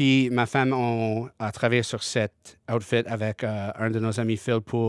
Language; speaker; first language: French; non-native, learner; English